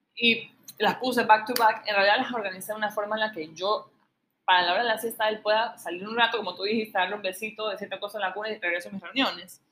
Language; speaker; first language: Spanish; native; Spanish